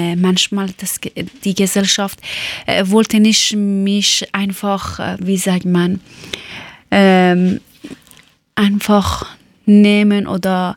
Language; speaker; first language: German; non-native, learner; Persian